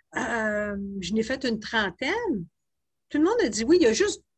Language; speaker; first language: French; native; French